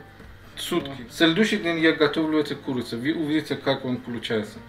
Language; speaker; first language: Russian; non-native, learner; Persian